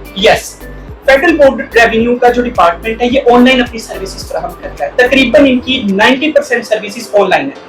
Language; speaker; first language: Urdu; non-native, local second language; Punjabi